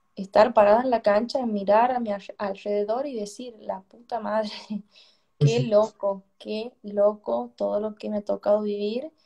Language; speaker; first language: Spanish; native; Spanish